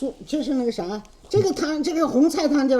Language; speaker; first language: Chinese; native; Chinese